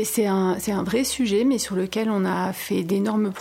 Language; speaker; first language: French; native; French